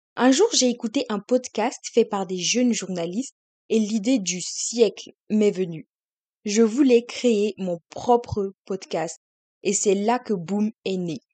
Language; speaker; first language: French; native; French